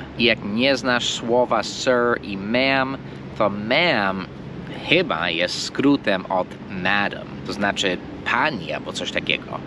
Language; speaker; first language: Polish; non-native, fluent; English